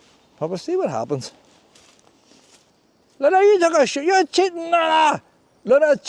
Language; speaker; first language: English; native; English